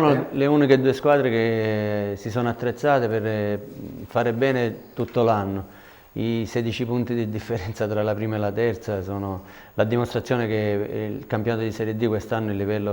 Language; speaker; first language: Italian; native; Italian